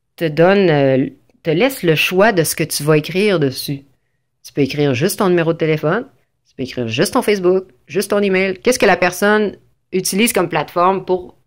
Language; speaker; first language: French; native; French